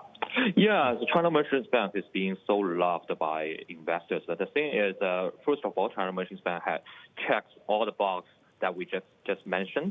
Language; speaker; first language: English; non-native, fluent; Chinese